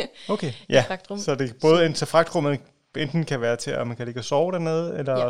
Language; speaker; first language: Danish; native; Danish